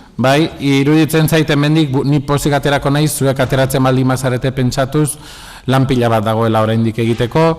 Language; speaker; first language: Basque; non-native, local second language; Spanish